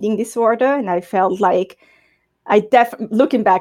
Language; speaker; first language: English; non-native, fluent; German